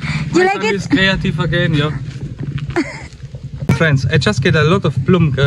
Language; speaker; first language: English; non-native, learner; Indonesian